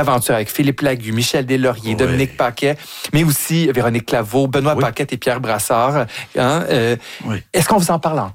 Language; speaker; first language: French; native; French